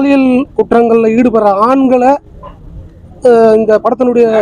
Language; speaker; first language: Tamil; native; Tamil